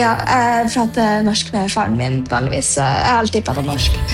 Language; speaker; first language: Norwegian; early bilingual, heritage; English